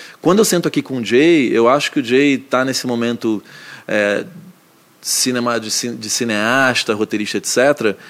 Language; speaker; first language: Portuguese; native; Portuguese